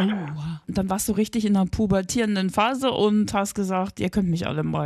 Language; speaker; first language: German; native; German